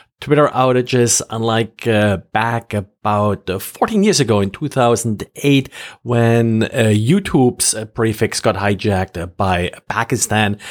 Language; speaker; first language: English; non-native, fluent; German